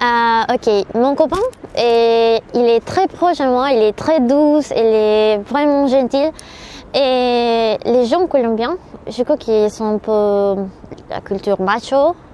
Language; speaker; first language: French; non-native, learner; Spanish